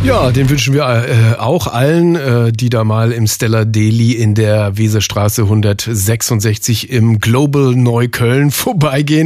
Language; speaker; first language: German; native; German